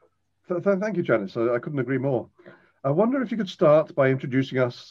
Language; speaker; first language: English; native; English